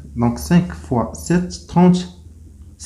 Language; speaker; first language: French; non-native, local second language; Arabic